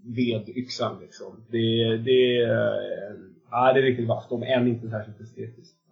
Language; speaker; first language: Swedish; native; Swedish